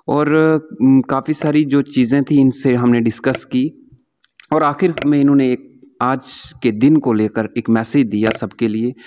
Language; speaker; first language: Hindi; non-native, local second language; Kashmiri